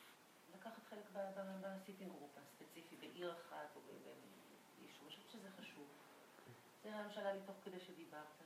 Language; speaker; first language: Hebrew; native; Hebrew